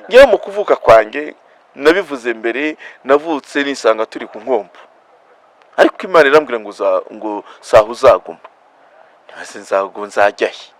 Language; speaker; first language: Kinyarwanda; non-native, local second language; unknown